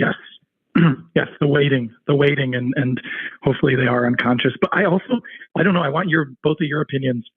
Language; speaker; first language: English; native; English